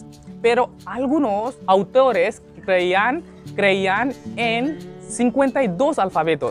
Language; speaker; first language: Spanish; non-native, learner; Hindi